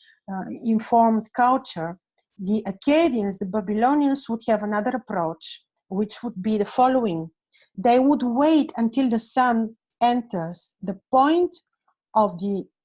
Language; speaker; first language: English; non-native, fluent; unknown